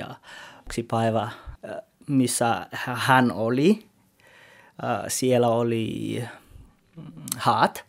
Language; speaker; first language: Finnish; non-native, learner; Tswana